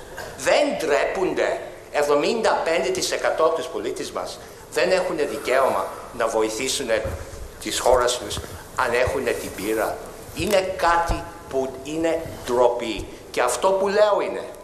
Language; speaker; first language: Greek; early bilingual, heritage; Greek